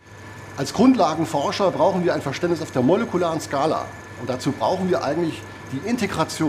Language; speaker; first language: German; native; German